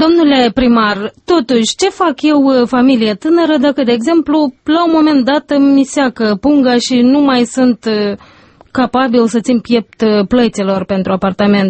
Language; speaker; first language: Romanian; native; Romanian